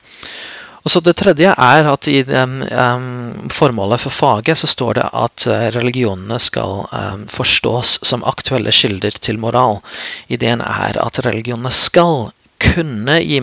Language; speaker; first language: Norwegian; non-native, fluent; English